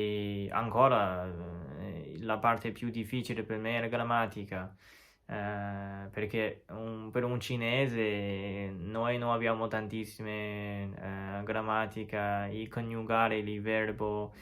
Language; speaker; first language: Italian; non-native, learner; Chinese